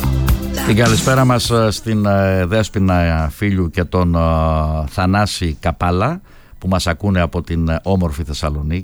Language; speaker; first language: Greek; native; Greek